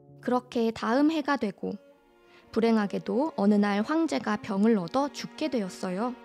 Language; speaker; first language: Korean; native; Korean